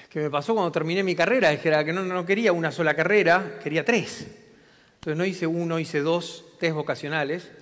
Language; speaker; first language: Spanish; native; Spanish